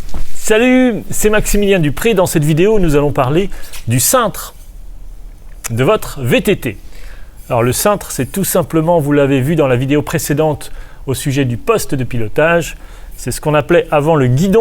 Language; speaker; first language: French; native; French